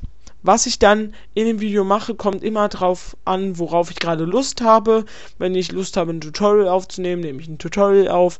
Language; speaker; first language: German; native; German